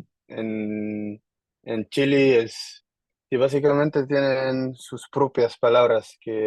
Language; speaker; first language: Spanish; non-native, learner; Dutch